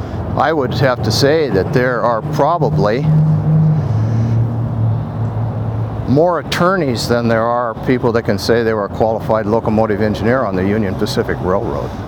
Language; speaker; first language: English; native; English